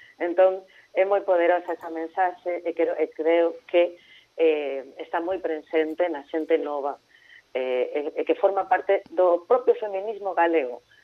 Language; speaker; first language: Galician; non-native, local second language; Spanish